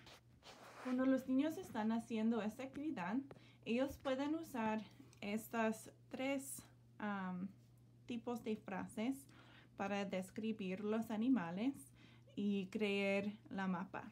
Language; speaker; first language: Spanish; non-native, learner; English